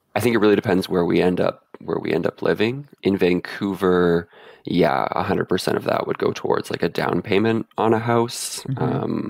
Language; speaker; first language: English; native; English